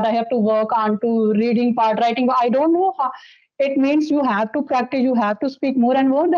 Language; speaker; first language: English; non-native, local second language; Dogri